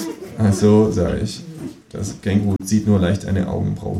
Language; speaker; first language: German; native; German